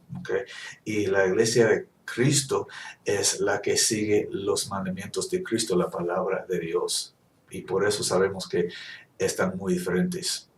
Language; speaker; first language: Spanish; non-native, fluent; English